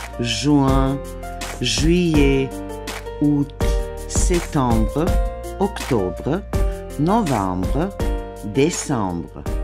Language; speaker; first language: French; non-native, fluent; Serbian